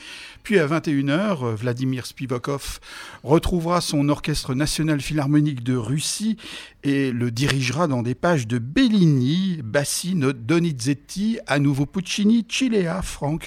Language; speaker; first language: French; native; French